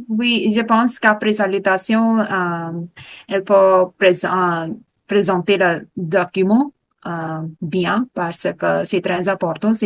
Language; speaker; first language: French; non-native, learner; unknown